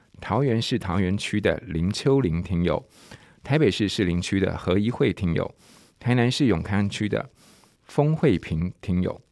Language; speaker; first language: Chinese; native; Chinese